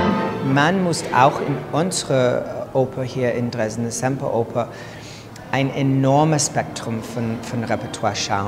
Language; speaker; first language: German; non-native, fluent; English